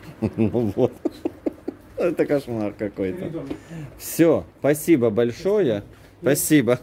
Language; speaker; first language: Russian; native; Russian